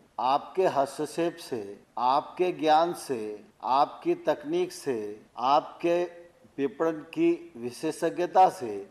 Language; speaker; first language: Hindi; native; Hindi